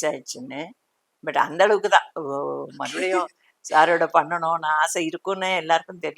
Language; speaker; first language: Tamil; non-native, local second language; Telugu